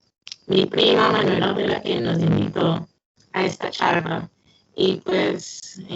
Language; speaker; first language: Spanish; early bilingual, heritage; Spanish